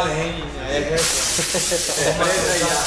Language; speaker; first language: Spanish; native; Spanish